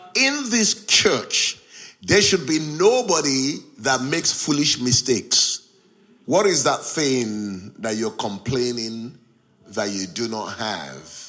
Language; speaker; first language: English; non-native, local second language; Yoruba